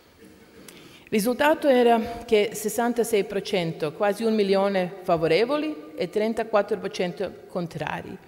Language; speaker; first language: Italian; non-native, learner; Croatian